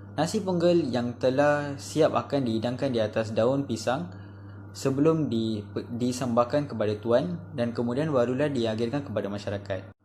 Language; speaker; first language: Malay; non-native, local second language; Tamil